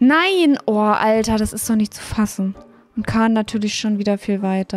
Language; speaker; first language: German; native; German